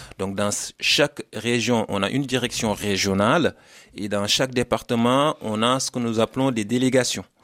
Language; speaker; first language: French; non-native, local second language; Wolof